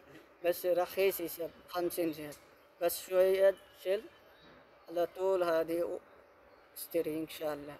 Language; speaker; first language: Arabic; non-native, learner; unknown